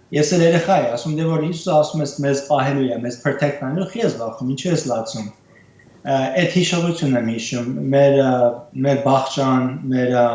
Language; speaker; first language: Armenian; early bilingual, heritage; Armenian